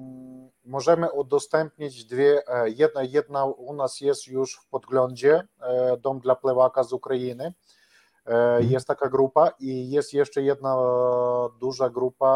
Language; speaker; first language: Polish; non-native, learner; Ukrainian